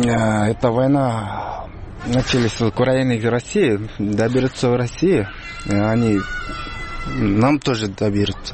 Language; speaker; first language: Russian; non-native, learner; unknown